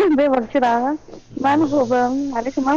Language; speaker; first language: Persian; non-native, learner; Urdu